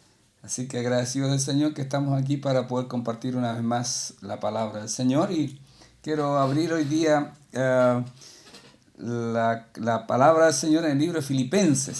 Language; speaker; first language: Spanish; native; Spanish